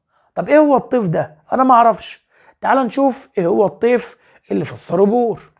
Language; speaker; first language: Arabic; native; Arabic